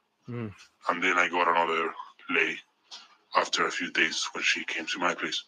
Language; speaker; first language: English; non-native, fluent; Spanish